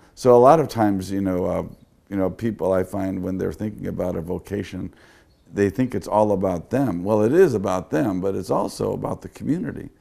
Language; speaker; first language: English; native; English